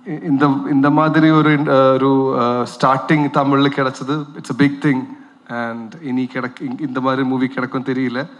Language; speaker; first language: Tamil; non-native, learner; Malayalam